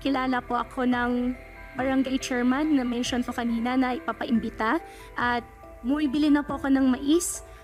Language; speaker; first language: Filipino; native; Filipino